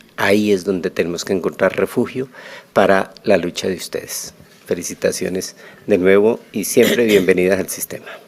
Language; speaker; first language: Spanish; native; Spanish